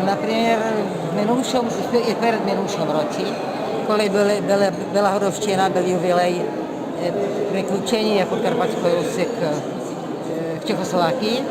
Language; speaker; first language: Czech; non-native, learner; Rusyn